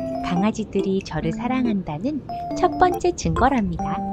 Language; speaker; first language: Korean; native; Korean